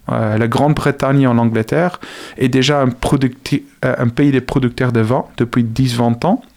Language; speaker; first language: French; non-native, fluent; Afrikaans